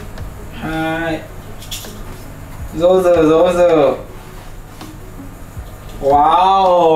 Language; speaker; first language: Japanese; non-native, learner; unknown